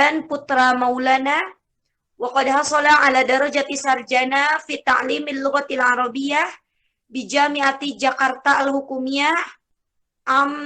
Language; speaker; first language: Arabic; non-native, fluent; Indonesian